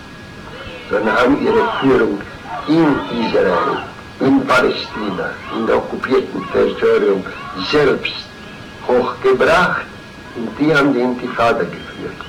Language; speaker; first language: German; non-native, fluent; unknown